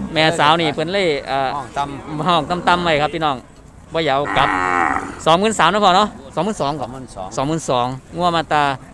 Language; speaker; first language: Thai; non-native, local second language; Northeastern Thai